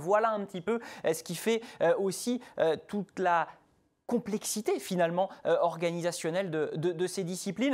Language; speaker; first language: French; native; French